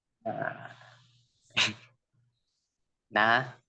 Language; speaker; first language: Chinese; non-native, learner; Indonesian